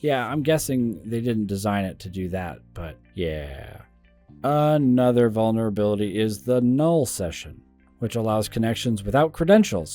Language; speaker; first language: English; native; English